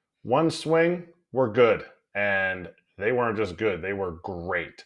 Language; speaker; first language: English; native; English